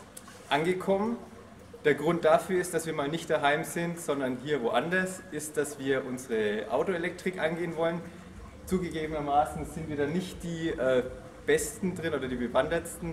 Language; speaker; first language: German; native; German